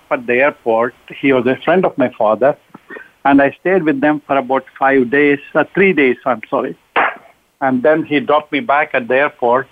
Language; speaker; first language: English; non-native, local second language; Kannada